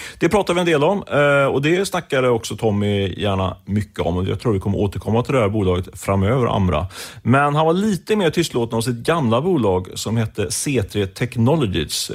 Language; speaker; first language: Swedish; native; Swedish